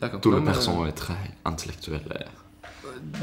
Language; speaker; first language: French; non-native, learner; Swedish